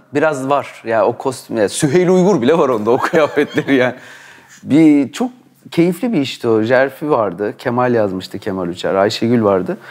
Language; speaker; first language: Turkish; native; Turkish